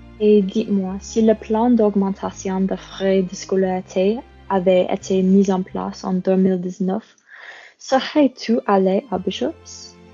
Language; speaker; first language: French; non-native, local second language; English